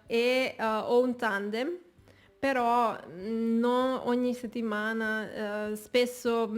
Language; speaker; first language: Italian; non-native, fluent; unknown